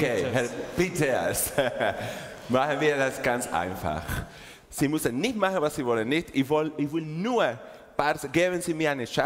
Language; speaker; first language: German; non-native, learner; Spanish